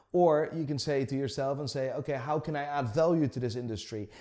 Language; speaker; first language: English; non-native, fluent; Dutch